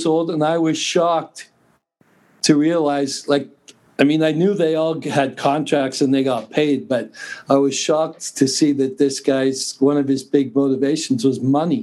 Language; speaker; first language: English; native; English